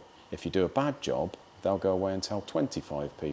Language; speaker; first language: English; native; English